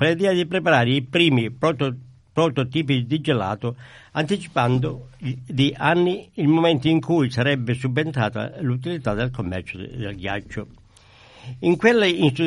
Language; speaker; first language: Italian; native; Italian